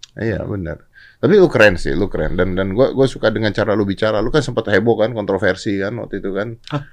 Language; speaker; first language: Indonesian; native; Indonesian